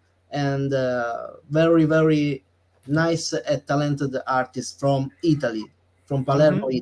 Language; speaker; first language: English; non-native, learner; Italian